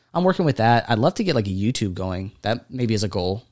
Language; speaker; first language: English; native; English